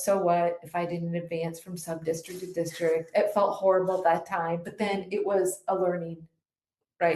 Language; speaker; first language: English; native; English